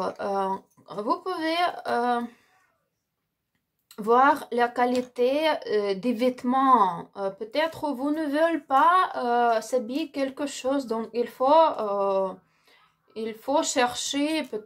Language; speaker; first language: French; non-native, learner; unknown